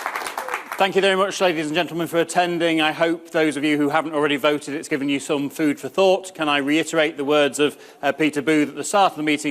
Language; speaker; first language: English; native; English